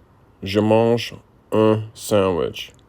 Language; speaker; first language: French; non-native, learner; English